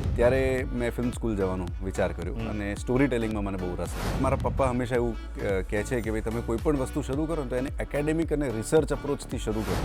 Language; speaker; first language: Gujarati; non-native, local second language; Marwari